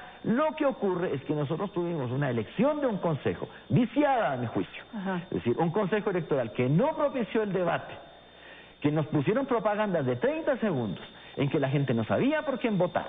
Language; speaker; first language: Spanish; native; Spanish